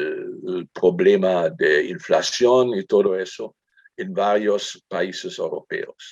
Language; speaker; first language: Spanish; non-native, fluent; German